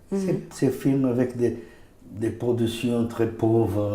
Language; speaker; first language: French; non-native, fluent; Portuguese